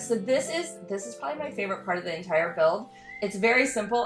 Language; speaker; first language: English; native; English